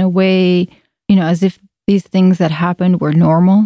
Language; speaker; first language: English; non-native, fluent; Italian